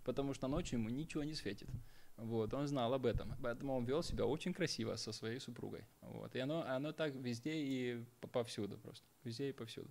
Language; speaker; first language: Russian; native; Russian